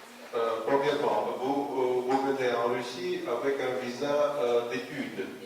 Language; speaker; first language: French; non-native, fluent; Russian